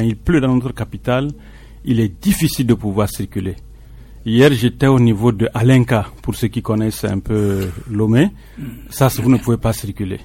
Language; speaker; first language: French; non-native, local second language; Ewe